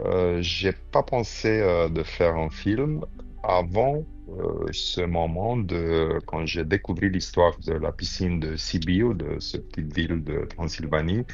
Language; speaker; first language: French; non-native, fluent; Romanian